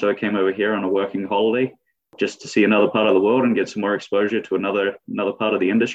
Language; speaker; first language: English; native; English